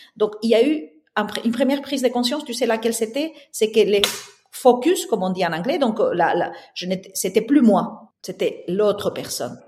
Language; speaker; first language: French; non-native, fluent; Spanish